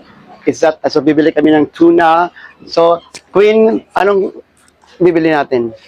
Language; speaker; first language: Filipino; native; Filipino